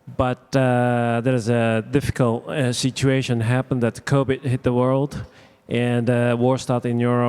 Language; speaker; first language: English; non-native, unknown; Japanese